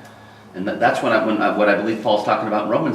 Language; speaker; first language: English; native; English